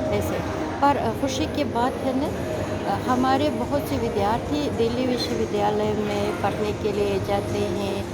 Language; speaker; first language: Hindi; non-native, fluent; Uzbek